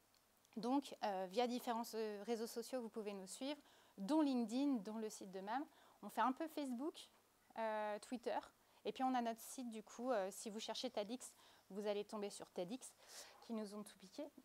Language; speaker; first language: French; native; French